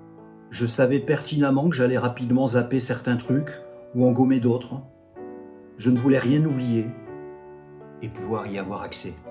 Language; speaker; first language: French; native; French